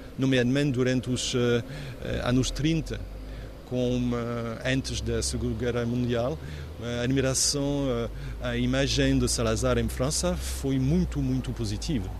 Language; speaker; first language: Portuguese; non-native, fluent; French